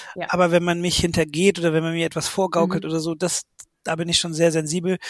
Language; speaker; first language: German; native; German